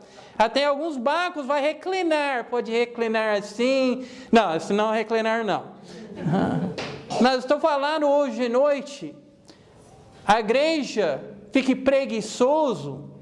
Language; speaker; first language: Portuguese; non-native, fluent; English